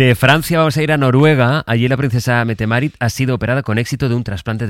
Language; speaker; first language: Spanish; native; Spanish